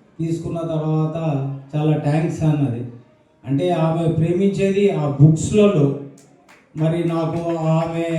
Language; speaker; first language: Telugu; native; Telugu